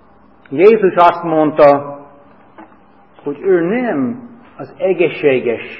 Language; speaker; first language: Hungarian; non-native, fluent; English